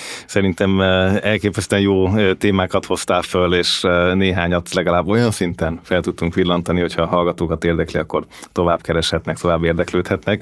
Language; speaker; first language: Hungarian; native; Hungarian